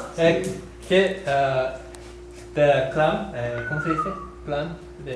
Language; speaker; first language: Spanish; non-native, learner; Japanese